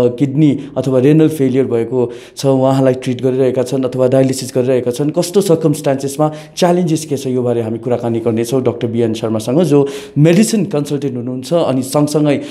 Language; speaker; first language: Nepali; native; Nepali